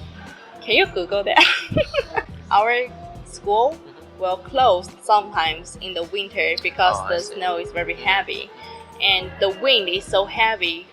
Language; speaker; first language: English; non-native, learner; Chinese